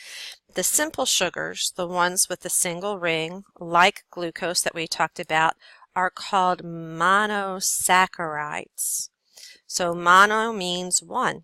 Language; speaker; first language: English; native; English